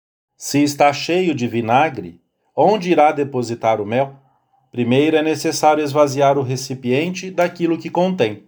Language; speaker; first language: Portuguese; native; Portuguese